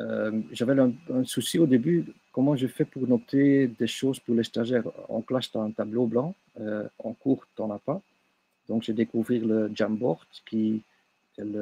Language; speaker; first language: French; non-native, local second language; Dutch